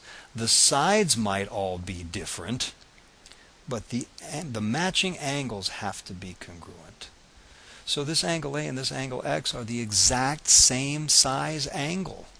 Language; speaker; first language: English; native; English